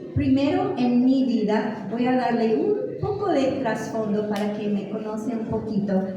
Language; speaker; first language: Spanish; non-native, fluent; English